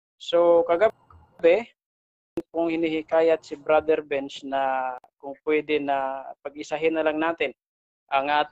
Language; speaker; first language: Filipino; native; Filipino